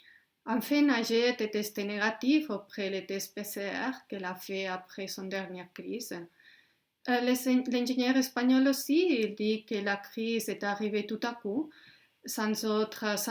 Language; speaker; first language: French; non-native, fluent; Spanish